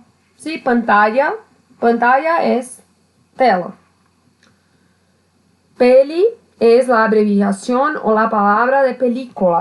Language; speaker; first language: Spanish; non-native, learner; Portuguese